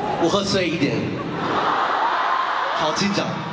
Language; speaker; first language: Chinese; non-native, learner; Korean